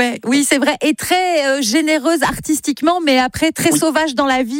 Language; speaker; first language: French; native; French